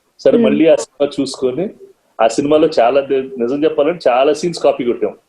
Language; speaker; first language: Telugu; native; Telugu